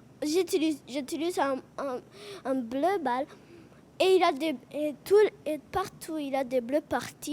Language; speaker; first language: French; non-native, learner; English